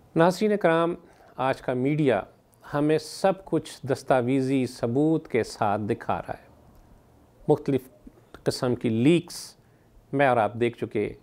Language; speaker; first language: Urdu; native; Urdu